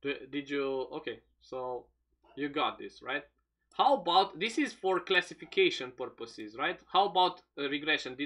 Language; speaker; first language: English; non-native, fluent; Romanian